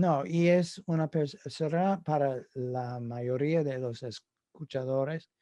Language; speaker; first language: Spanish; non-native, fluent; English